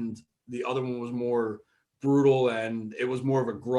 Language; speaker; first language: English; native; English